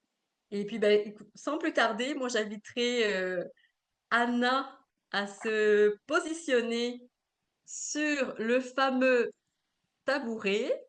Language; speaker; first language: French; native; French